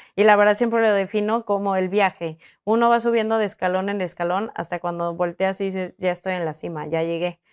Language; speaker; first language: Spanish; native; Spanish